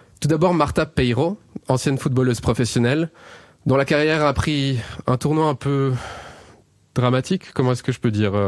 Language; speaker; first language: French; native; French